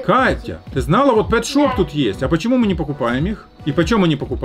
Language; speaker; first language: Russian; native; Russian